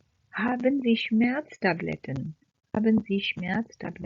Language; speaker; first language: German; non-native, fluent; Urdu